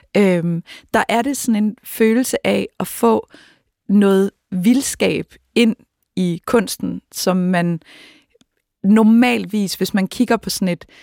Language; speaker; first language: Danish; native; Danish